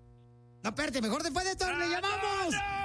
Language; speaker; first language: Spanish; native; Spanish